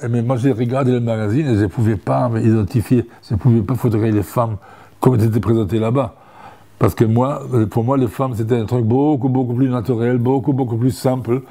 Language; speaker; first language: French; non-native, fluent; German